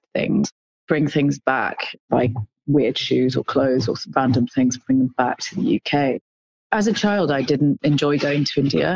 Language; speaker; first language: English; native; English